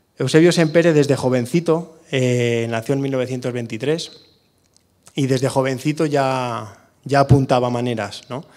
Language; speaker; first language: Spanish; non-native, local second language; Catalan